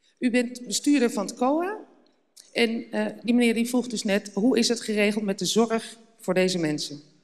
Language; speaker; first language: Dutch; native; Dutch